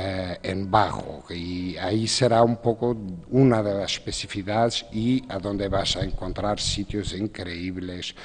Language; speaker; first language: Spanish; non-native, fluent; Portuguese